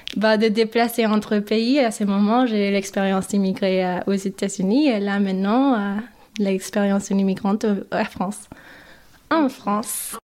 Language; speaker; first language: French; non-native, fluent; English